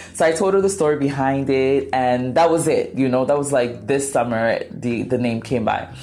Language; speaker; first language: English; non-native, local second language; Akan